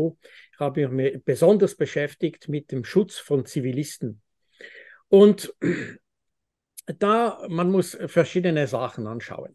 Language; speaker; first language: German; non-native, fluent; French